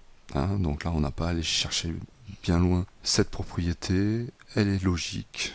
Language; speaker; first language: French; native; French